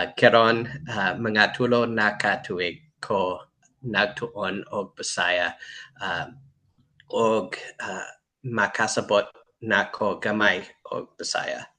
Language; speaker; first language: Cebuano; non-native, learner; English